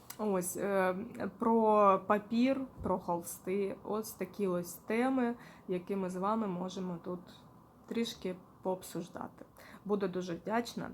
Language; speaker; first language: Ukrainian; non-native, local second language; Russian